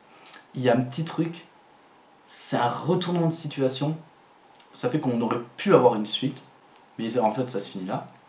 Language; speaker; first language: French; native; French